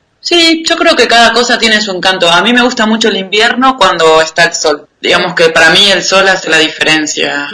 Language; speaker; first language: Spanish; native; Spanish